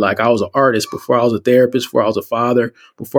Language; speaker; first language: English; native; English